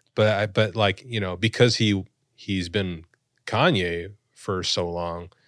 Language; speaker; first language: English; native; English